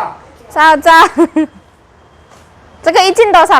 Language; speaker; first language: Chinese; non-native, learner; Javanese